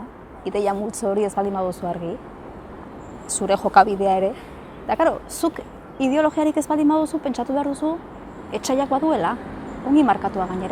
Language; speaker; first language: Basque; native; Basque